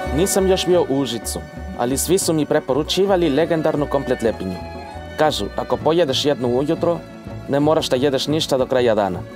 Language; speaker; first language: Croatian; non-native, fluent; Spanish